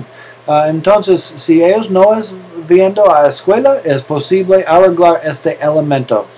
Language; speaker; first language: Spanish; non-native, learner; English